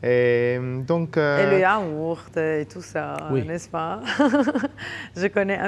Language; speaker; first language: French; non-native, local second language; Arabic